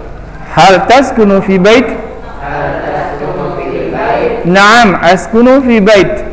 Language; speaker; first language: Arabic; non-native, fluent; Indonesian